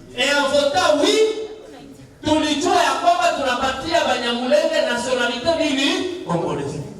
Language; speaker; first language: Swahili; native; Swahili